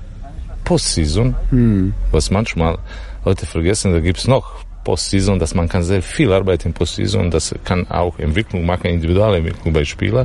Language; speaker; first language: German; non-native, learner; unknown